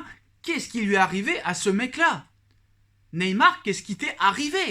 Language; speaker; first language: French; native; French